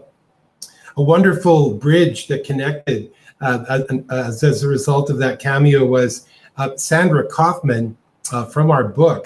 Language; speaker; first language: English; native; English